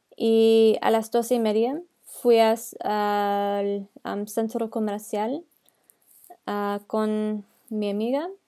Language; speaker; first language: Spanish; non-native, learner; English